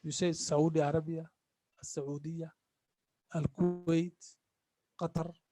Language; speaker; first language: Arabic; non-native, fluent; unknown